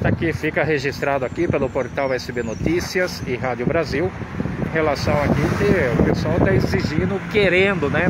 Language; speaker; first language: Portuguese; native; Portuguese